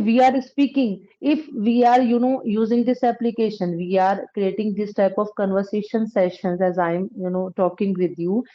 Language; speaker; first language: English; non-native, local second language; Punjabi